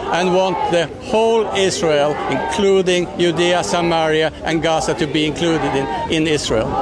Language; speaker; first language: English; non-native, fluent; Norwegian